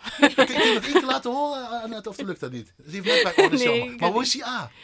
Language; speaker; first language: Dutch; native; Dutch